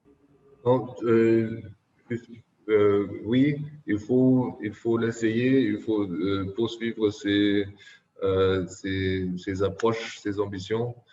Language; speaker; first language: French; non-native, fluent; German